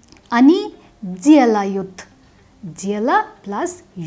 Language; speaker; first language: Russian; non-native, fluent; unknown